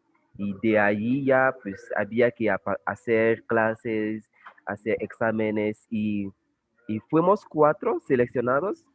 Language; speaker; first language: Spanish; non-native, fluent; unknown